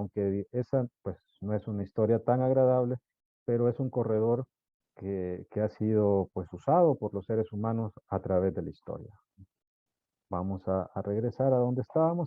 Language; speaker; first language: Spanish; native; Spanish